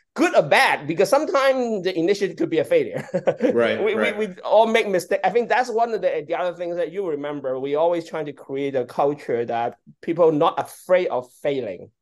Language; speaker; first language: English; non-native, local second language; Cantonese